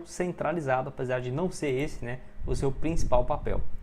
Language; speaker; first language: Portuguese; native; Portuguese